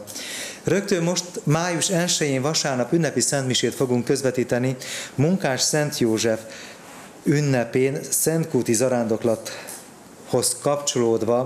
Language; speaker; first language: Hungarian; native; Hungarian